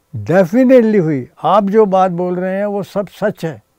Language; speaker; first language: Hindi; native; Hindi